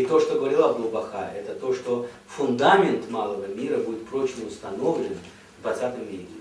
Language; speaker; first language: Russian; native; Russian